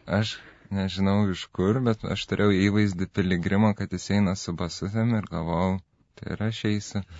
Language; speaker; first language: Lithuanian; native; Lithuanian